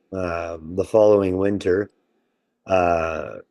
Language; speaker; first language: English; non-native, local second language; French